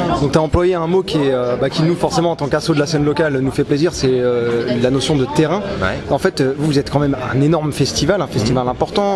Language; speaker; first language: French; native; French